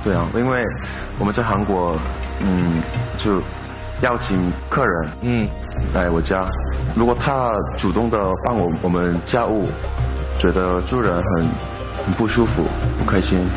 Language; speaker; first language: Chinese; non-native, fluent; Korean